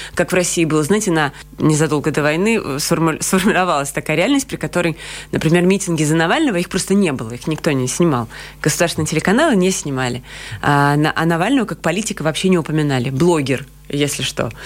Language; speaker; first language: Russian; native; Russian